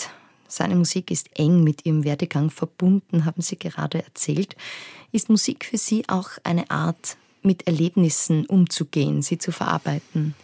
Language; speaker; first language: German; native; German